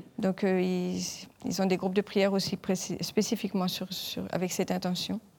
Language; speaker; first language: French; native; French